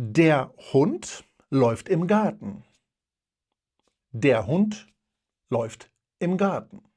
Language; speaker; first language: German; non-native, fluent; Polish